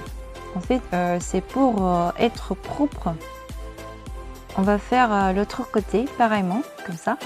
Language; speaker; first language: French; non-native, learner; Korean